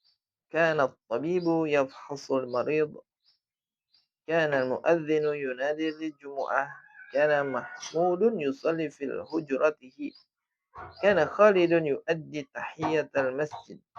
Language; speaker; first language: Arabic; non-native, fluent; Indonesian